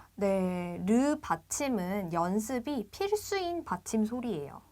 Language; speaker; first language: Korean; native; Korean